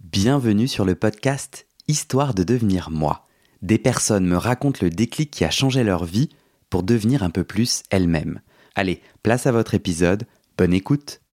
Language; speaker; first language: French; native; French